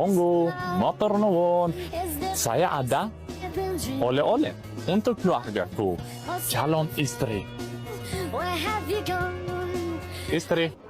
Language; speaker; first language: Indonesian; non-native, learner; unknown